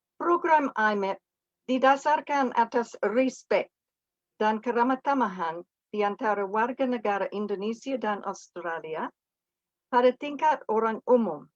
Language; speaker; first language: Indonesian; non-native, fluent; English